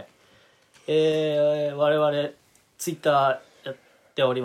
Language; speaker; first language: Japanese; native; Japanese